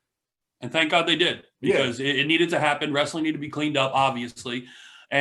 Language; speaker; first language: English; native; English